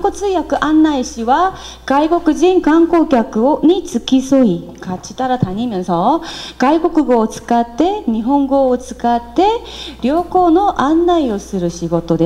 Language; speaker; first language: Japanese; non-native, fluent; Korean